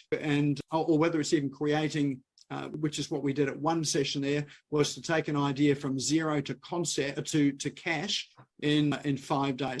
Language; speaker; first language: English; native; English